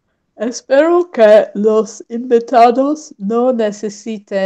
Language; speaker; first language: Spanish; non-native, learner; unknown